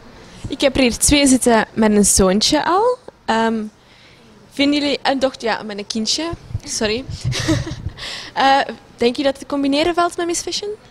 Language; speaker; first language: Dutch; native; Dutch